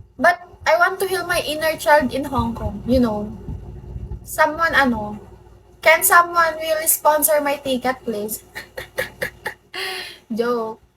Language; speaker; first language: English; non-native, learner; Filipino